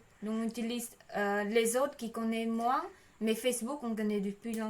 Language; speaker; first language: French; non-native, learner; Khmer